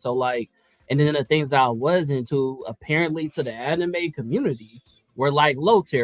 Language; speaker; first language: English; native; English